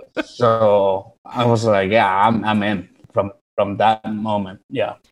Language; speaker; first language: English; early bilingual, other home language; Spanish